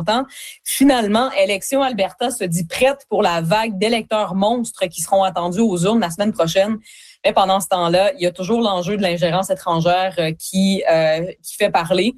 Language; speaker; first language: French; native; French